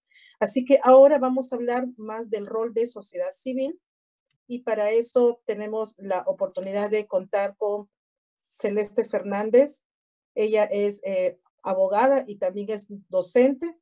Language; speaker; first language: Spanish; native; Spanish